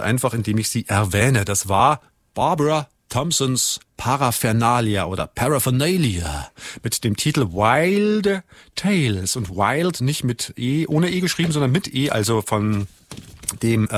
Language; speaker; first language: German; native; German